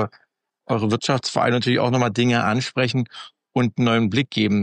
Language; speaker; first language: German; native; German